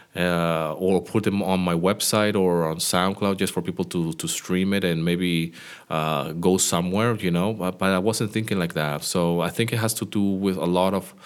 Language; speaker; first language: English; non-native, fluent; Greek